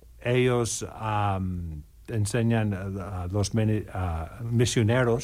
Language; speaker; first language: Spanish; non-native, learner; English